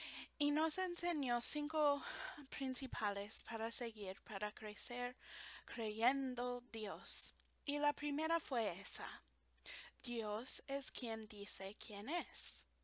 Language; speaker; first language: Spanish; non-native, fluent; English